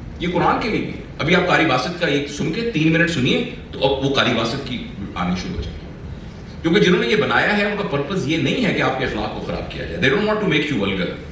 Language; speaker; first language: Urdu; non-native, local second language; Punjabi